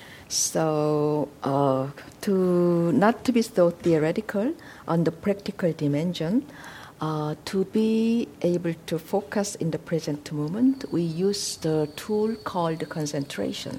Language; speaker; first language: English; non-native, fluent; Korean